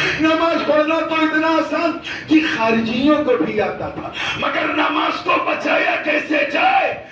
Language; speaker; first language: Urdu; native; Urdu